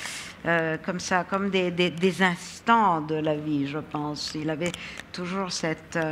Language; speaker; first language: French; non-native, fluent; Italian